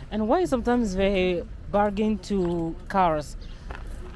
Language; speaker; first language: English; non-native, learner; French